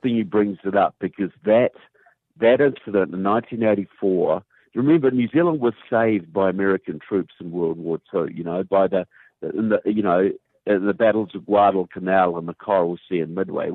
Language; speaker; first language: English; native; English